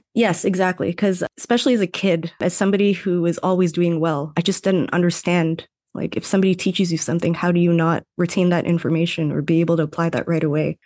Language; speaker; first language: English; non-native, fluent; Filipino